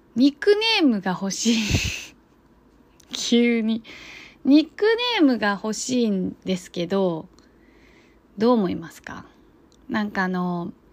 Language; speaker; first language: Japanese; non-native, fluent; Chinese